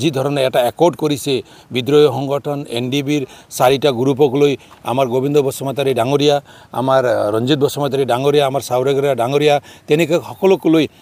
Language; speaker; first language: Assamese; non-native, local second language; Nepali